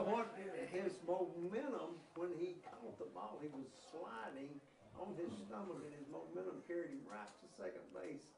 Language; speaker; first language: English; native; English